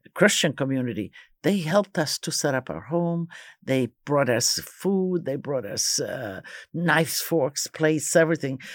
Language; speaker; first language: English; early bilingual, other home language; Croatian